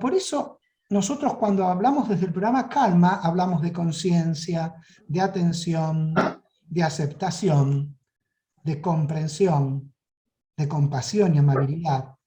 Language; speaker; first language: Spanish; native; Spanish